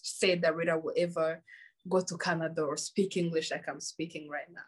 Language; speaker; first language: English; non-native, local second language; Kinyarwanda